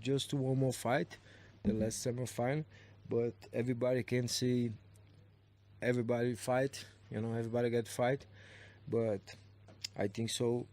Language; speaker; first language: English; non-native, learner; Portuguese